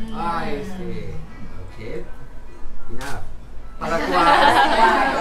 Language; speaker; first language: English; non-native, learner; Thai